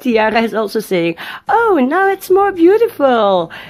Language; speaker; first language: English; non-native, learner; Dutch